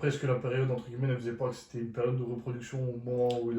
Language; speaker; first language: French; native; French